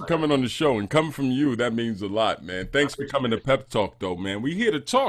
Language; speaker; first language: English; native; English